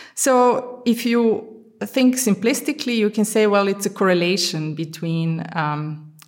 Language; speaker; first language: English; non-native, fluent; Serbian